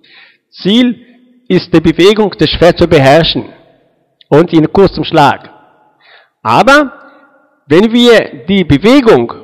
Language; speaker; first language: German; non-native, fluent; Arabic